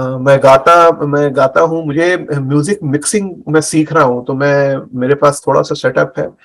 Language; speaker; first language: Hindi; native; Hindi